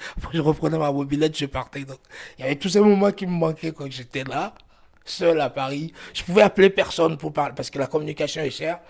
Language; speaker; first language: French; non-native, local second language; Fon